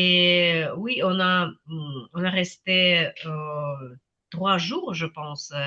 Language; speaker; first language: French; non-native, fluent; Ukrainian